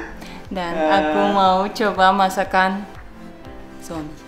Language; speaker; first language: Indonesian; non-native, learner; Russian